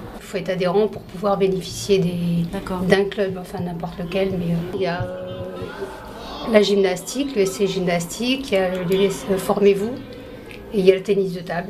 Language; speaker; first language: French; native; French